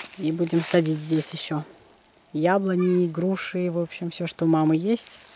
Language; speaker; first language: Russian; native; Russian